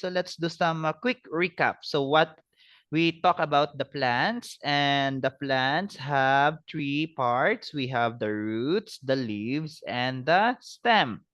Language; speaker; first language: English; non-native, fluent; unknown